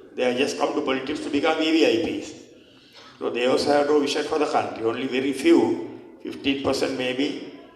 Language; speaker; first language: English; non-native, local second language; Sinhala